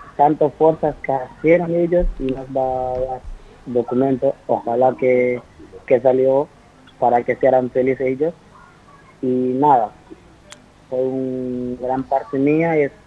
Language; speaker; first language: Spanish; non-native, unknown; Wolof